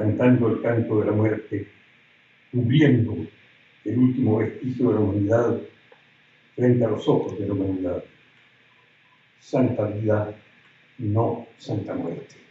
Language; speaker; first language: Spanish; native; Spanish